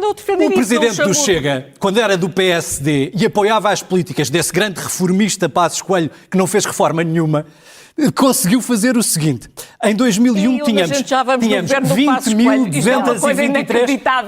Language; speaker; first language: Portuguese; native; Portuguese